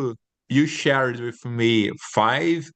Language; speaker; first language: English; non-native, learner; Portuguese